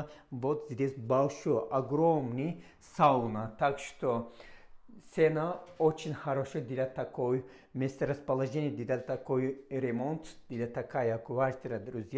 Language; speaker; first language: Russian; non-native, learner; Turkish